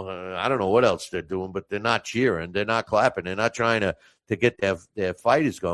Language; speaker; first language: English; native; English